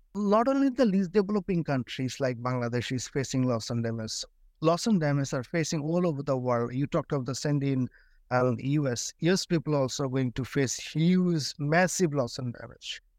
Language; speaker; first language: English; non-native, local second language; Bangla